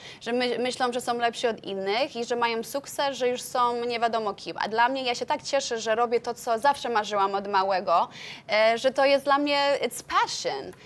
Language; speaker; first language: Polish; early bilingual, heritage; Polish